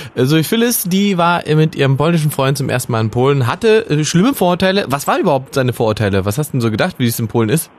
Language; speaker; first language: German; native; German